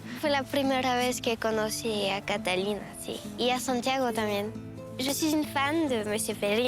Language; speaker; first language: Spanish; non-native, learner; French